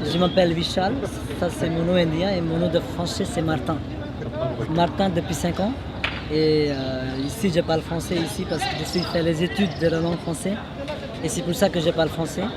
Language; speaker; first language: French; non-native, learner; Hindi